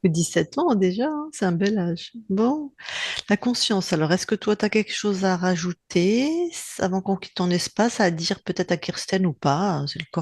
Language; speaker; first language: French; native; French